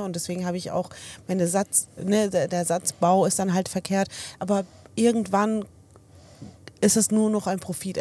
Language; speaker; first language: German; early bilingual, other home language; Arabic